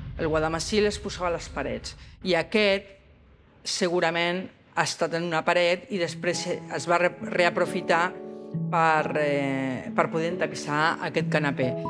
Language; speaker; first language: Catalan; non-native, local second language; Spanish